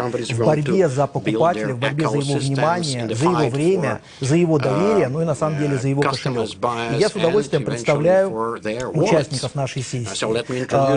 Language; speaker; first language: Russian; native; Russian